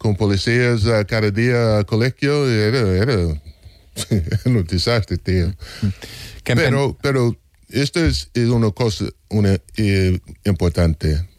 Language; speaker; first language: Spanish; non-native, fluent; English